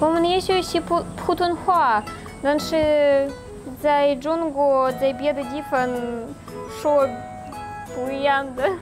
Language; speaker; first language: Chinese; non-native, learner; Russian